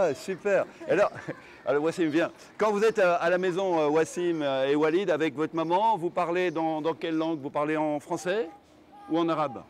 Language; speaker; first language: French; native; French